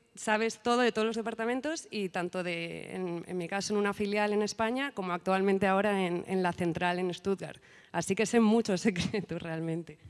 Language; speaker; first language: Spanish; native; Spanish